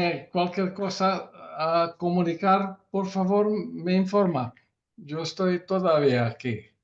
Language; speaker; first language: Spanish; non-native, learner; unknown